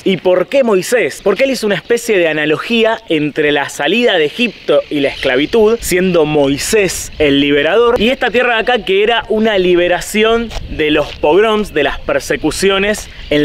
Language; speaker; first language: Spanish; native; Spanish